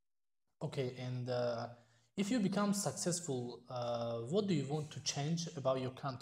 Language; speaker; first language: English; non-native, fluent; Tajik